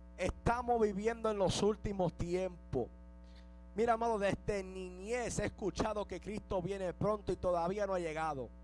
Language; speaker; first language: Spanish; early bilingual, heritage; Spanish